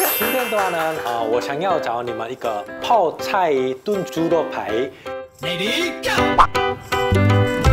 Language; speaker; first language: Chinese; non-native, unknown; Korean